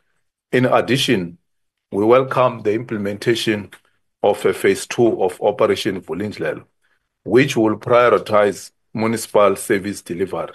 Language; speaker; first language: English; non-native, local second language; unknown